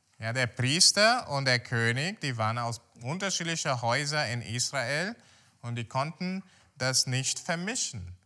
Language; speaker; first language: German; non-native, fluent; Portuguese